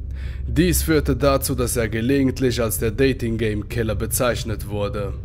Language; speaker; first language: German; native; German